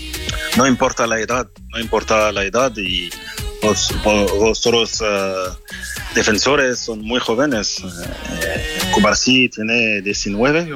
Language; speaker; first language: Spanish; non-native, fluent; French